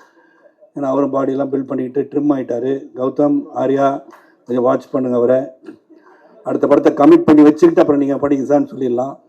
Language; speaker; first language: Tamil; native; Tamil